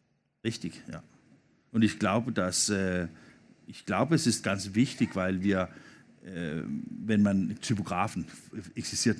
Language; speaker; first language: German; non-native, learner; Danish